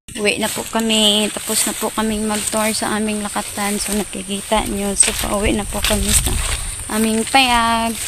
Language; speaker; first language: Filipino; non-native, local second language; Cebuano